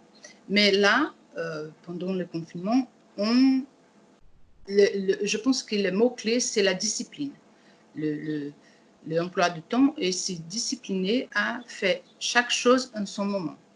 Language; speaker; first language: French; non-native, learner; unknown